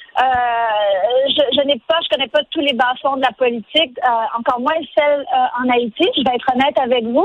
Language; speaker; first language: French; native; French